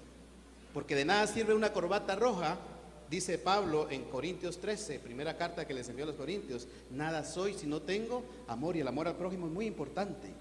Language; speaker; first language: Spanish; native; Spanish